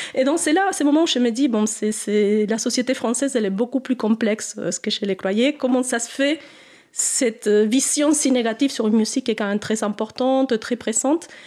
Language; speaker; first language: French; non-native, fluent; Spanish